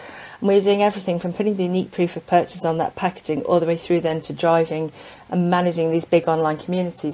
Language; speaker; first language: English; native; English